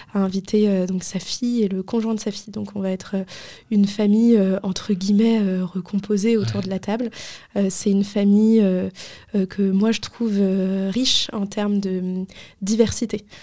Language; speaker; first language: French; native; French